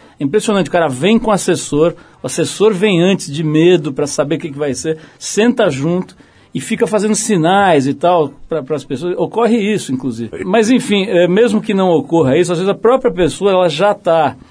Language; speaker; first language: Portuguese; native; Portuguese